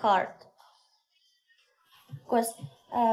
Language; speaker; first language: English; non-native, learner; Russian